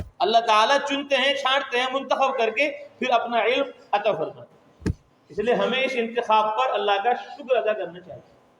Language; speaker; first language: Urdu; native; Urdu